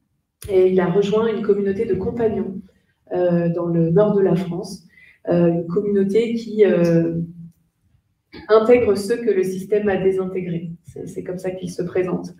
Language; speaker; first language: French; native; French